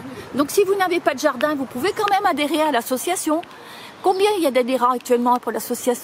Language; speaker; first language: French; native; French